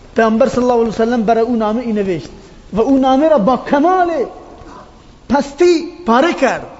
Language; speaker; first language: Persian; non-native, local second language; Baluchi